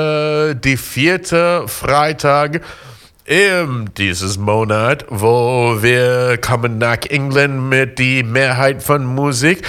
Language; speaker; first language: German; non-native, fluent; English